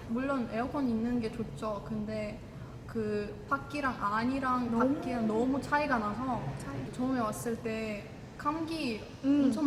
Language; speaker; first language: Korean; non-native, fluent; Ukrainian